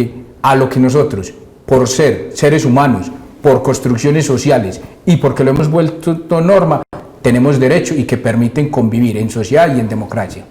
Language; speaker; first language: Spanish; native; Spanish